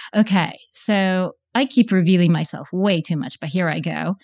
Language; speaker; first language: English; non-native, fluent; Japanese